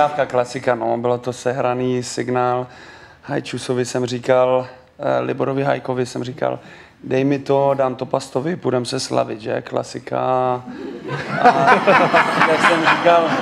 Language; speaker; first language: Czech; native; Czech